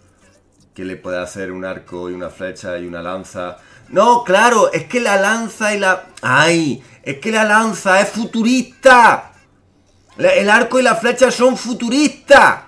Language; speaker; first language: Spanish; native; Spanish